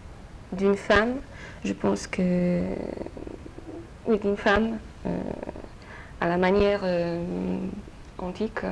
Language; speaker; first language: French; non-native, fluent; Polish